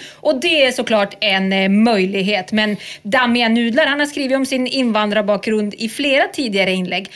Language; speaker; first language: Swedish; native; Swedish